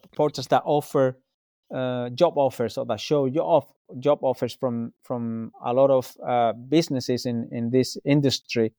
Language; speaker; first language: English; non-native, fluent; Spanish